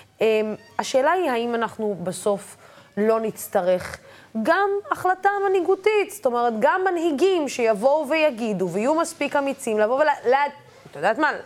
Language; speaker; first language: Hebrew; non-native, local second language; Arabic